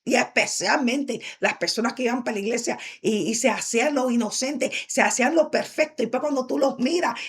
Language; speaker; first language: Spanish; early bilingual, heritage; Spanish